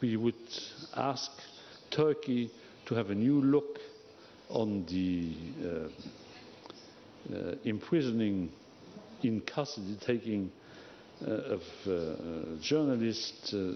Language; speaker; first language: English; non-native, fluent; Luxembourgish